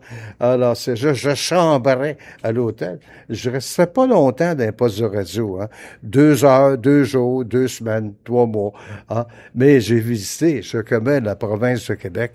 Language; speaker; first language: French; native; French